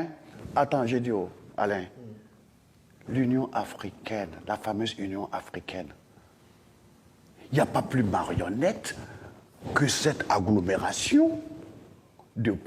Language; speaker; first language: French; non-native, local second language; Dyula